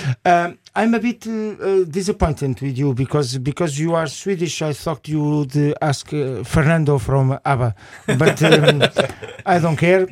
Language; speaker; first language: English; non-native, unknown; Portuguese